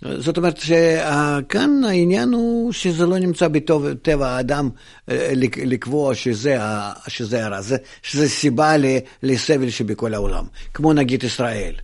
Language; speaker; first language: Hebrew; non-native, fluent; Russian